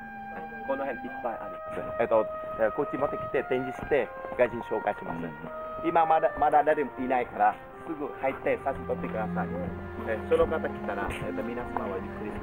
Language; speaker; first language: Japanese; non-native, learner; Vietnamese